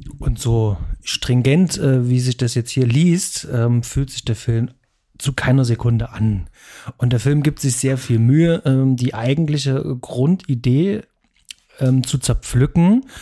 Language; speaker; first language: German; native; German